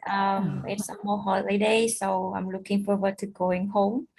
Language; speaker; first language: English; non-native, learner; Khmer